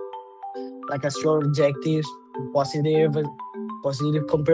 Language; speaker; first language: English; non-native, learner; Indonesian